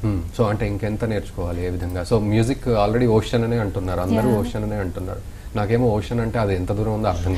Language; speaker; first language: Telugu; native; Telugu